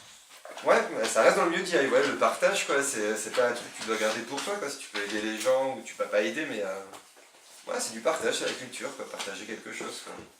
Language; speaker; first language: French; native; French